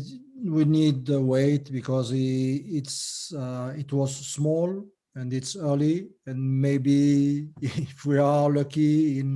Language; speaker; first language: English; non-native, learner; French